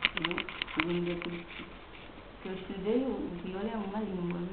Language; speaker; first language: Portuguese; non-native, local second language; Kabuverdianu